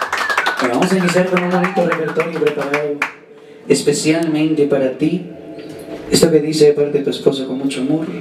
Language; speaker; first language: Spanish; native; Spanish